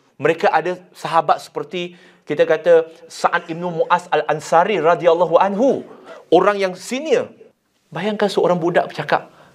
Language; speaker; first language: Malay; non-native, local second language; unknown